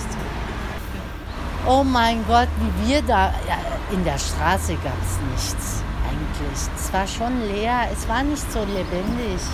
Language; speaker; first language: German; early bilingual, other home language; Turkish